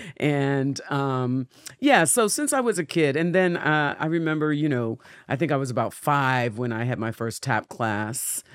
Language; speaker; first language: English; native; English